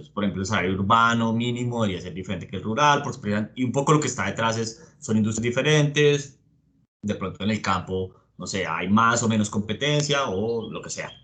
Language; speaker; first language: Spanish; native; Spanish